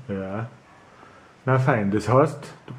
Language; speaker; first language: German; native; German